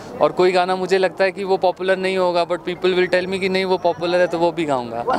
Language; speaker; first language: Hindi; native; Hindi